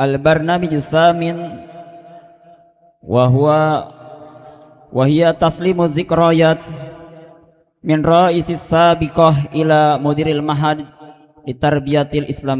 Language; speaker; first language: Arabic; non-native, learner; Indonesian